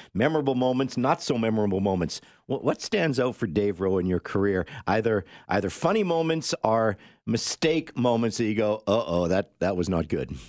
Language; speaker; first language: English; native; English